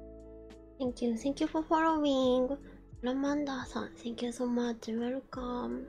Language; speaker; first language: English; non-native, learner; Japanese